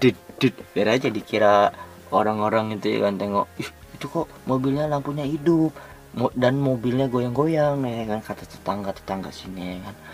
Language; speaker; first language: Indonesian; native; Indonesian